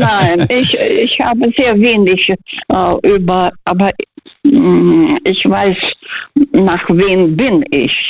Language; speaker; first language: German; early bilingual, heritage; German